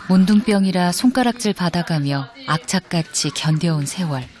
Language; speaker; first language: Korean; native; Korean